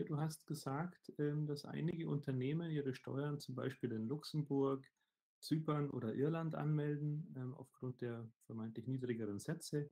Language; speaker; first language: German; native; German